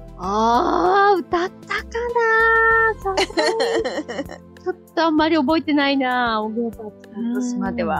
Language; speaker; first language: Japanese; native; Japanese